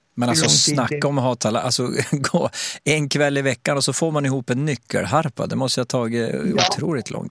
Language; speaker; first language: Swedish; native; Swedish